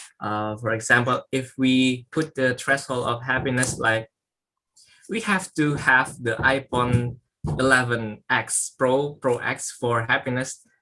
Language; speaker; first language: English; non-native, learner; Indonesian